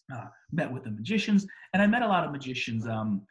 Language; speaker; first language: English; native; English